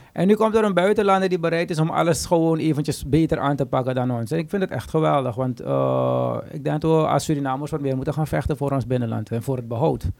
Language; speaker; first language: Dutch; native; Dutch